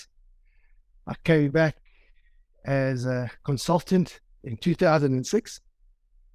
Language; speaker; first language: English; native; English